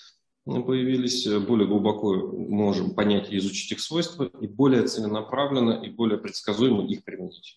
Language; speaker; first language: Russian; native; Russian